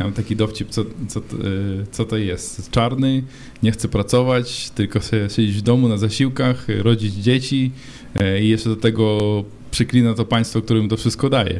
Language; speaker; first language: Polish; non-native, fluent; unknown